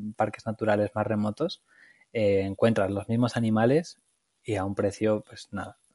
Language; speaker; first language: Spanish; native; Spanish